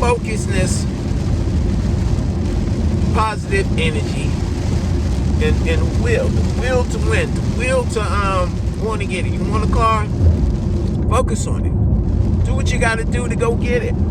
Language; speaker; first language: English; native; English